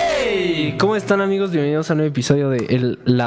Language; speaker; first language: Spanish; native; Spanish